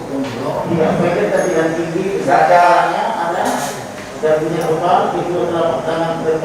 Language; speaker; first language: Indonesian; native; Indonesian